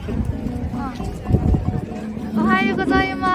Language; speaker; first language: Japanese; non-native, learner; Chinese